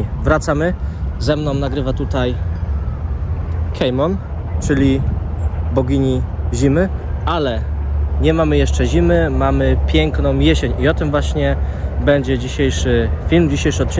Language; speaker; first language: Polish; native; Polish